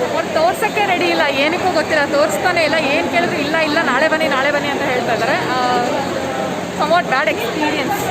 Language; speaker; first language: Kannada; native; Kannada